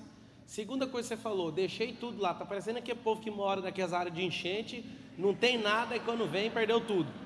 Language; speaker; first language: Portuguese; native; Portuguese